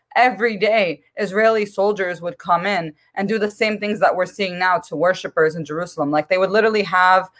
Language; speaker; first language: English; early bilingual, other home language; Arabic